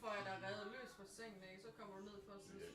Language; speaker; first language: Danish; native; Danish